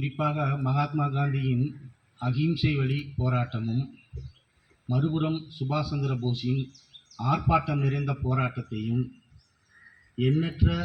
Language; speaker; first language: Tamil; native; Tamil